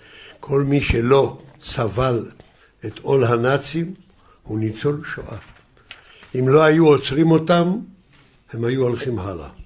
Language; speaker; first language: Hebrew; early bilingual, other home language; Yiddish